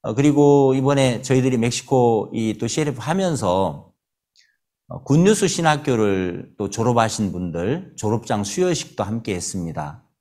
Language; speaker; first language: Korean; native; Korean